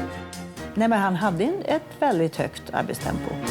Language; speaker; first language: Swedish; native; Swedish